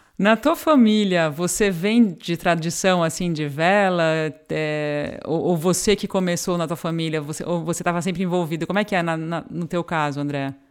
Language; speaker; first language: Portuguese; native; Portuguese